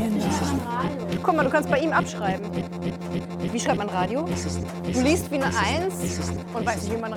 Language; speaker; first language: German; native; German